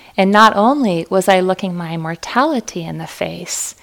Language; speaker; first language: English; native; English